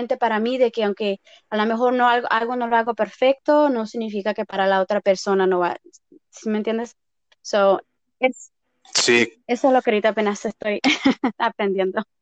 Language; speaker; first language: Spanish; early bilingual, heritage; Spanish